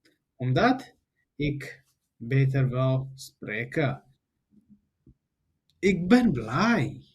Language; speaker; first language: Dutch; non-native, learner; Tigrinya